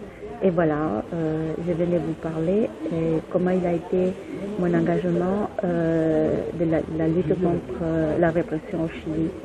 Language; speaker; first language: French; non-native, fluent; Spanish